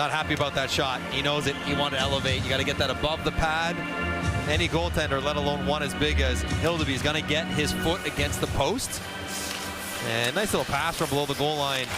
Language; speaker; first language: English; native; English